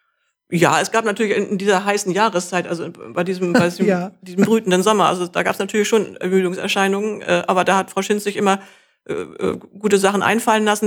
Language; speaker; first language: German; native; German